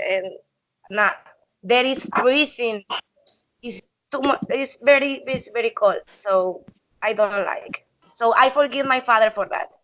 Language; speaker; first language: English; non-native, learner; Spanish